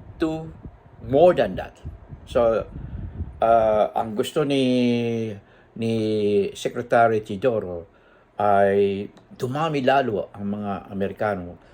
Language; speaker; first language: Filipino; native; Filipino